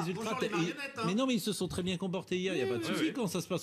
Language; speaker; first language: French; native; French